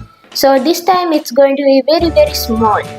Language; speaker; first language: English; non-native, local second language; Sinhala